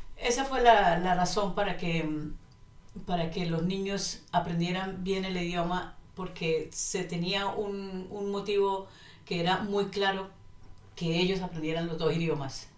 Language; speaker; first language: Spanish; native; Spanish